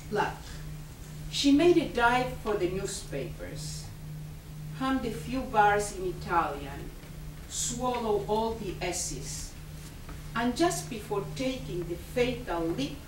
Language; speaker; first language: English; non-native, fluent; Spanish